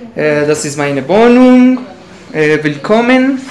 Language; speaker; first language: German; non-native, learner; Spanish